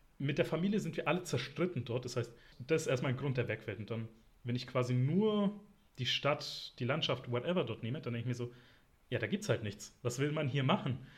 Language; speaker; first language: German; native; German